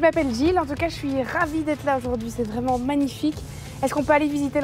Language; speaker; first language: French; native; French